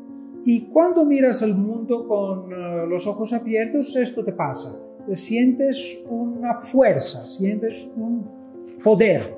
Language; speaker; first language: Spanish; non-native, fluent; Greek